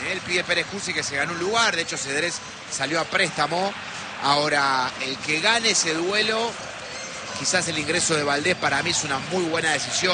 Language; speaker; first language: Spanish; native; Spanish